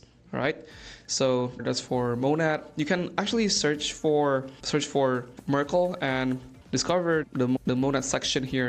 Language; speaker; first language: English; non-native, fluent; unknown